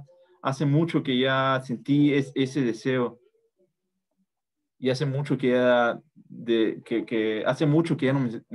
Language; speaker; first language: Spanish; native; Spanish